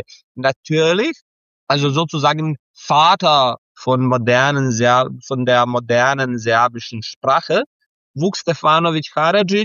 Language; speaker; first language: German; non-native, fluent; Serbian